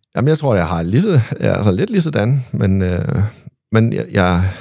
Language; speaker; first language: Danish; native; Danish